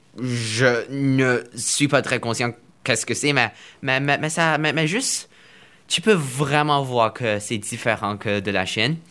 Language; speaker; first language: French; non-native, fluent; Chinese